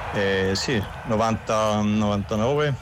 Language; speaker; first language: Italian; non-native, fluent; German